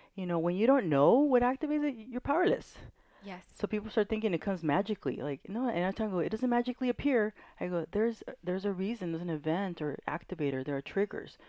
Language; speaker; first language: English; native; English